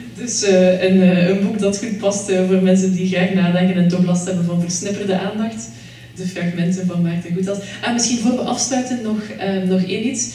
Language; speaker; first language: Dutch; native; Dutch